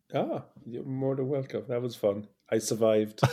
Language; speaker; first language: English; native; English